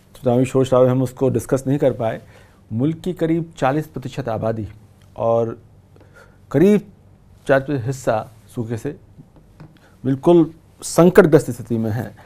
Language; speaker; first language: Hindi; native; Hindi